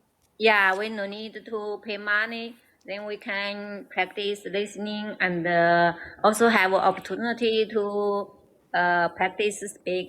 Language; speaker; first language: English; non-native, learner; Chinese